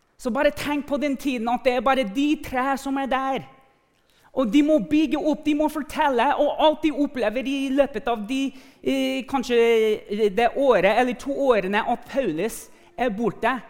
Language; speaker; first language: Norwegian; non-native, fluent; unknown